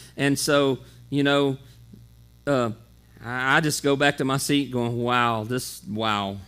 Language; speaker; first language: English; native; English